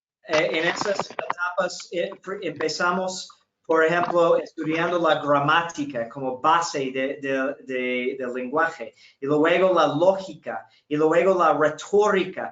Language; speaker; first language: Spanish; non-native, fluent; English